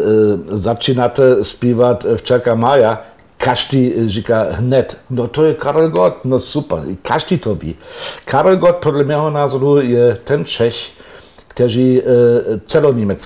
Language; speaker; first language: Czech; non-native, fluent; German